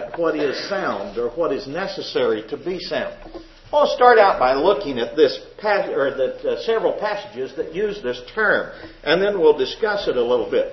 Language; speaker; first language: English; native; English